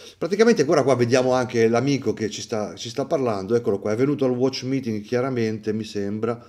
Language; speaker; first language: Italian; native; Italian